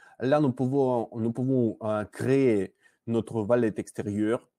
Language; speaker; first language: French; non-native, learner; Russian